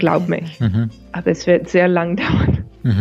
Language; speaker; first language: German; non-native, fluent; English